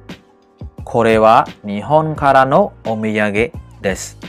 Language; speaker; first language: Japanese; non-native, fluent; Khmer